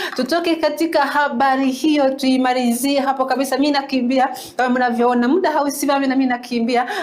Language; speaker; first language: Swahili; non-native, local second language; Kinyarwanda